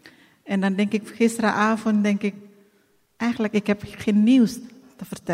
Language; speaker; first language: Dutch; non-native, fluent; Indonesian